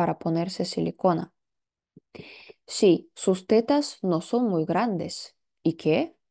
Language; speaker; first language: Spanish; non-native, fluent; Russian